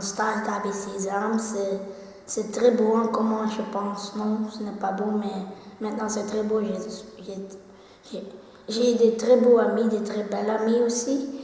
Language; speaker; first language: French; non-native, learner; Dutch